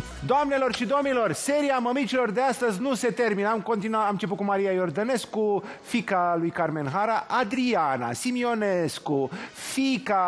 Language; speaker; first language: Romanian; native; Romanian